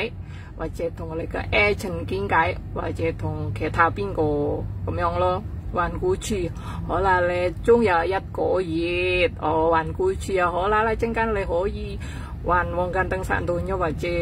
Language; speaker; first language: Cantonese; non-native, fluent; Indonesian